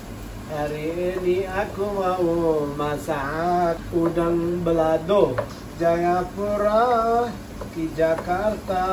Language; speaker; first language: Indonesian; non-native, learner; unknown